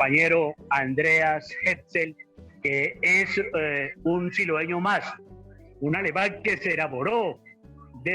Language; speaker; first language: Spanish; native; Spanish